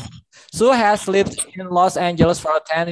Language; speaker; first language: English; non-native, fluent; Indonesian